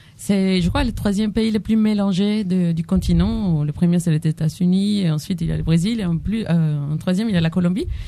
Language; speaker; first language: French; non-native, fluent; Spanish